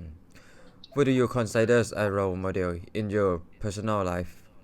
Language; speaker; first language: English; non-native, learner; Thai